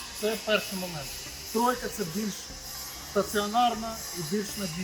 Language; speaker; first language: Ukrainian; native; Ukrainian